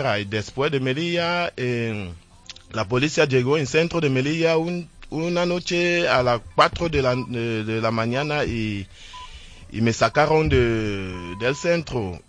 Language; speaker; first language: Spanish; non-native, learner; French